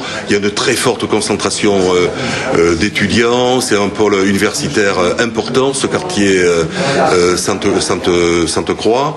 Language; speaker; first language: French; native; French